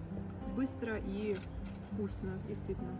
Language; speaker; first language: Russian; native; Russian